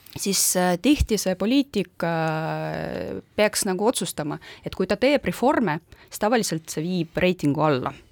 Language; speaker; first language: Estonian; non-native, local second language; Russian